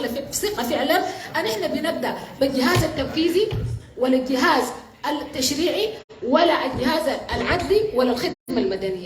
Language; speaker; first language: Arabic; native; Arabic